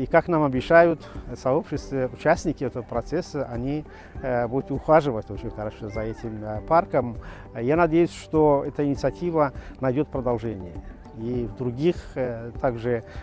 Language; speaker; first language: Russian; non-native, local second language; Kyrgyz